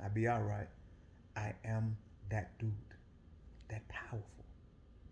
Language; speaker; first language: English; native; English